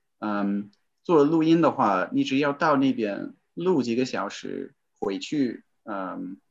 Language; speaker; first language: Chinese; non-native, fluent; English